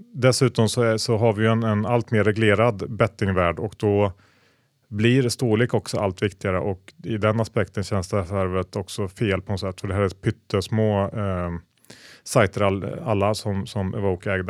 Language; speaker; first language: Swedish; native; Swedish